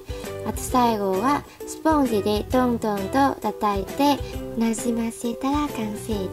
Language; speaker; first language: Japanese; non-native, fluent; Vietnamese